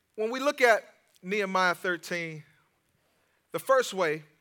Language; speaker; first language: English; native; English